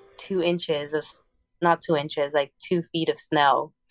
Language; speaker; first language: English; early bilingual, other home language; Spanish